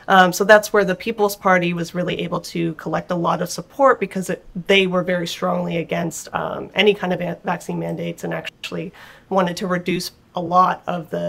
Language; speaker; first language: English; native; English